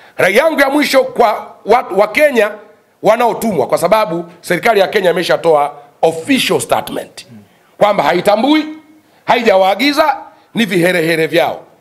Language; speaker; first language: Swahili; native; Swahili